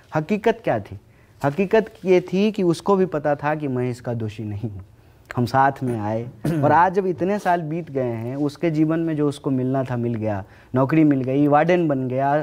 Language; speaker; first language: Hindi; native; Hindi